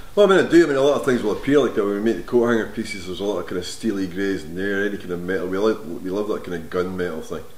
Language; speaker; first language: English; native; English